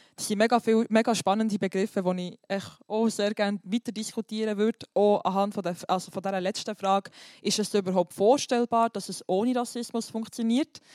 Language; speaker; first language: German; early bilingual, other home language; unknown